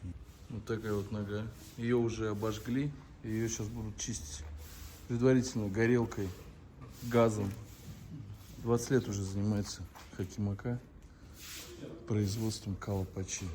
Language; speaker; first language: Russian; native; Russian